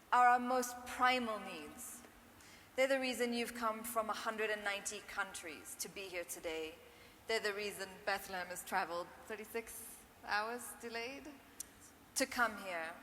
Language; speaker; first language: English; non-native, local second language; Urdu